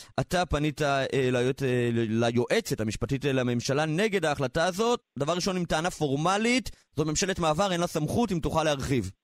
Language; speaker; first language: Hebrew; native; Hebrew